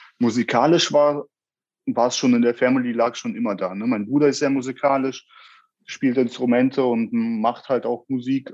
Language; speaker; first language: German; early bilingual, other home language; Russian